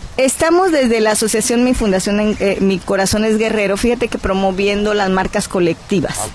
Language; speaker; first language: Spanish; native; Spanish